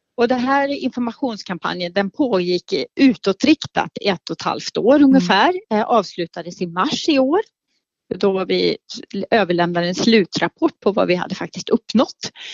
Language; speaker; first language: Swedish; native; Swedish